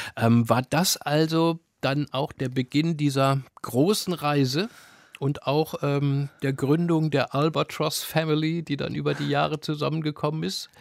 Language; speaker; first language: German; native; German